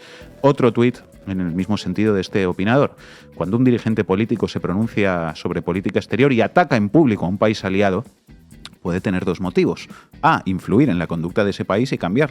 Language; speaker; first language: Spanish; native; Spanish